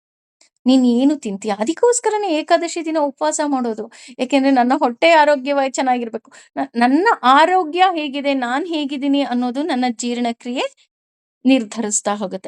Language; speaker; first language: Kannada; native; Kannada